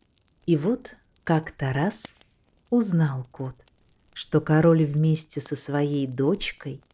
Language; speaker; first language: Russian; native; Russian